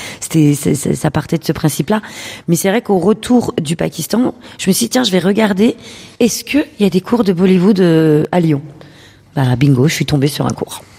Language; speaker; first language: French; early bilingual, other home language; Urdu